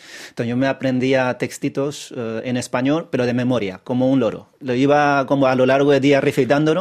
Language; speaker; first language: Spanish; early bilingual, other home language; Chinese